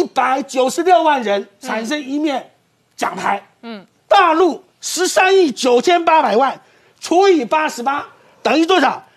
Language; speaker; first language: Chinese; native; Chinese